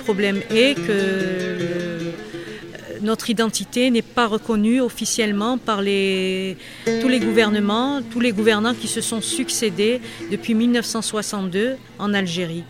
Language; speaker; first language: French; non-native, local second language; Kabyle